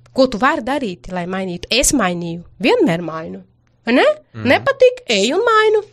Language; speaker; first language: Latvian; non-native, fluent; Portuguese